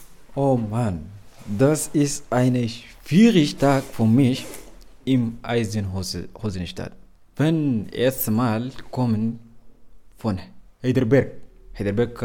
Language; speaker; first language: German; non-native, learner; Arabic